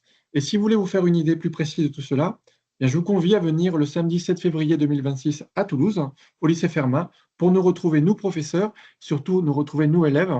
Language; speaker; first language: French; native; French